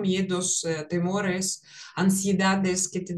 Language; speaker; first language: Spanish; non-native, fluent; Russian